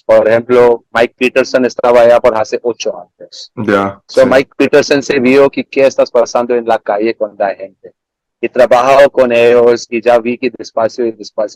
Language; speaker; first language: Spanish; non-native, learner; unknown